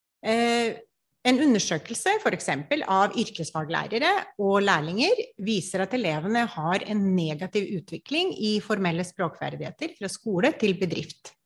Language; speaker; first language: Norwegian; non-native, fluent; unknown